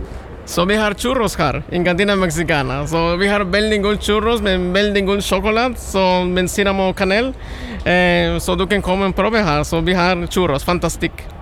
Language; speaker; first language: Norwegian; non-native, learner; Spanish